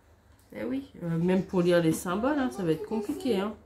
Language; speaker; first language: French; native; French